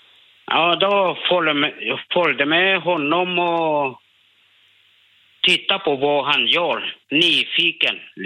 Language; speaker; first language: Swedish; non-native, learner; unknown